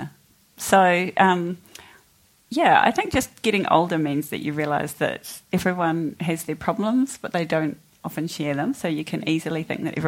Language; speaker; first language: English; native; English